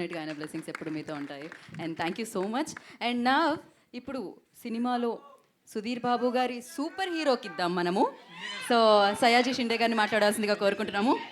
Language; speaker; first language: Telugu; native; Telugu